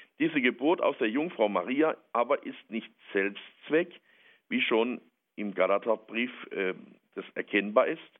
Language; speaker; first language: German; native; German